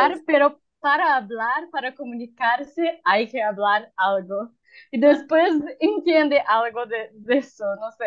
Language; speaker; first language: Spanish; non-native, learner; Portuguese